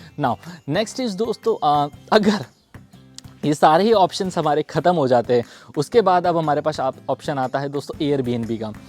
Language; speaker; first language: Hindi; native; Hindi